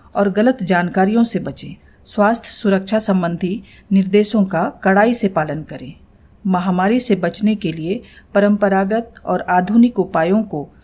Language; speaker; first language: Hindi; non-native, local second language; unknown